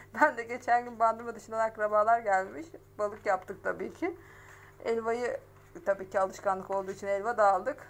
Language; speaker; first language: Turkish; native; Turkish